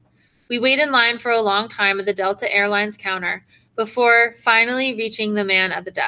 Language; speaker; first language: English; native; English